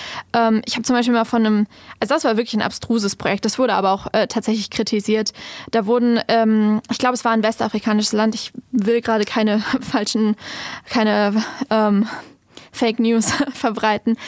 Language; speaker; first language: German; native; German